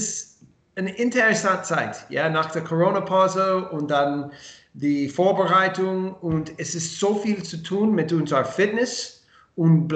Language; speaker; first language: German; non-native, learner; English